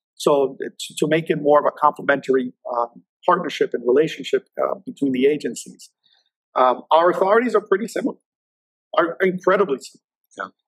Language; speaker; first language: English; native; English